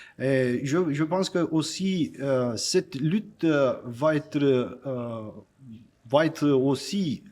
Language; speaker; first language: French; non-native, fluent; Romanian